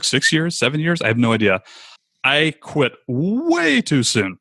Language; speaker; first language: English; native; English